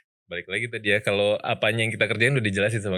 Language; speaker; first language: Indonesian; native; Indonesian